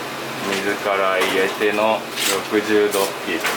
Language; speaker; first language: Japanese; native; Japanese